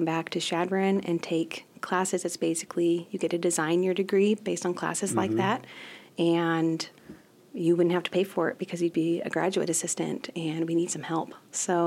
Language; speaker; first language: English; native; English